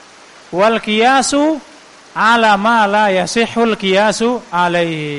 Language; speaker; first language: Arabic; non-native, fluent; Indonesian